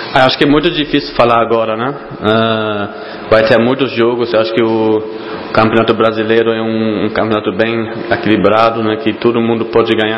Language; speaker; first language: Portuguese; non-native, fluent; German